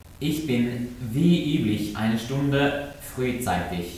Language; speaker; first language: German; non-native, learner; Norwegian